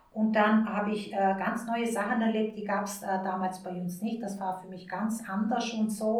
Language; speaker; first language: German; early bilingual, other home language; Turkish